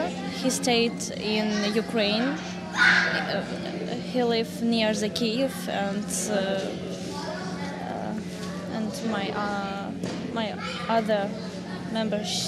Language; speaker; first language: English; non-native, learner; Ukrainian